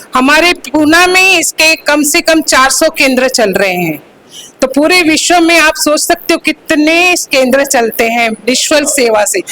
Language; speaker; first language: Hindi; non-native, local second language; Sindhi